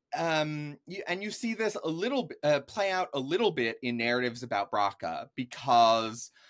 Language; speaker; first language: English; native; English